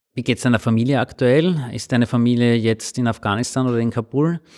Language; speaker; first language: German; native; German